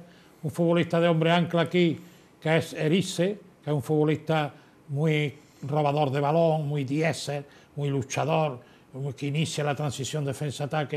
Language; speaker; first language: Spanish; native; Spanish